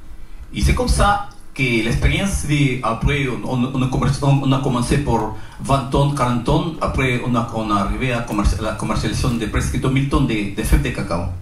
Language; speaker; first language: French; non-native, learner; Spanish